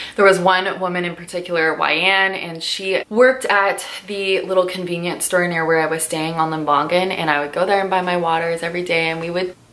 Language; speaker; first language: English; native; English